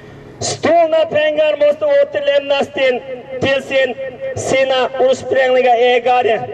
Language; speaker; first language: Swedish; non-native, learner; Uyghur